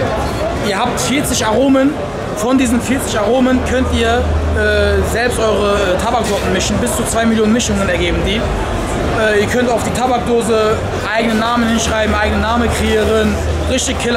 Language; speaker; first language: German; native; German